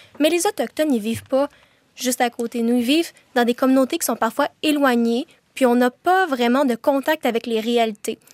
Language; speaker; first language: French; native; French